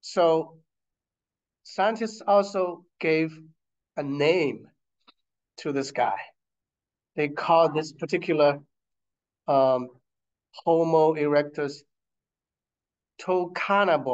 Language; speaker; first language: English; non-native, fluent; Chinese